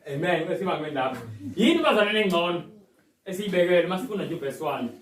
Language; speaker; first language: Zulu; native; Zulu